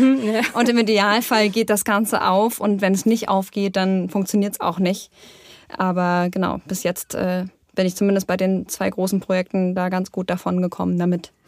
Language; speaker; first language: German; native; German